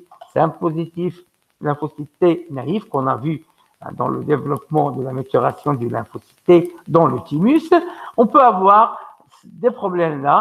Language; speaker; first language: French; non-native, local second language; Arabic